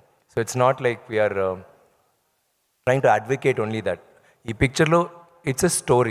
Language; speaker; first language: Telugu; non-native, learner; Tamil